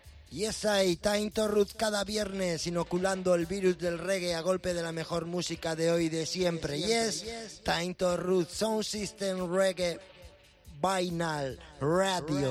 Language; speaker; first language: Spanish; native; Spanish